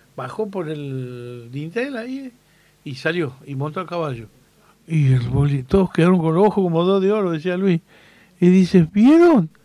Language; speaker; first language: Spanish; native; Spanish